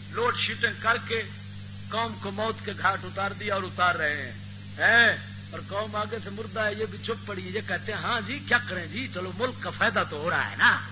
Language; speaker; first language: Urdu; non-native, local second language; Punjabi